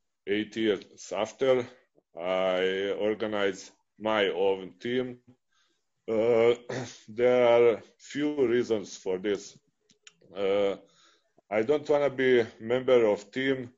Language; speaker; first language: English; non-native, fluent; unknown